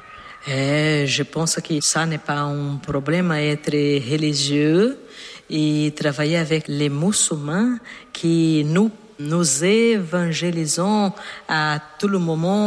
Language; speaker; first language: French; non-native, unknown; Portuguese